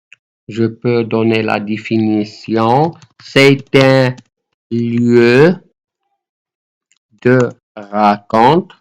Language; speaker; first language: French; non-native, local second language; Arabic